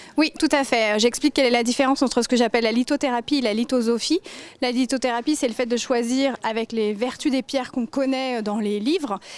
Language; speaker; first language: French; native; French